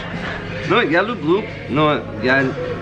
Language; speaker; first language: Russian; non-native, learner; English